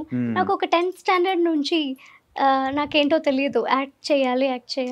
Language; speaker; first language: Telugu; non-native, learner; Malayalam